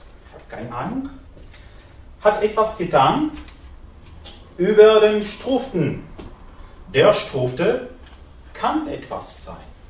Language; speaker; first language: German; non-native, fluent; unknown